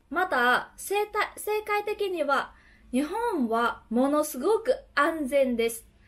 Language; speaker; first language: Japanese; non-native, fluent; Vietnamese